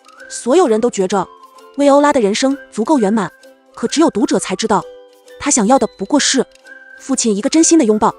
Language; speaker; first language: Chinese; native; Chinese